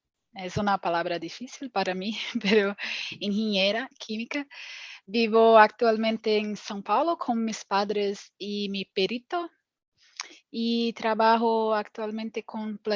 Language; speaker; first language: Spanish; non-native, fluent; Portuguese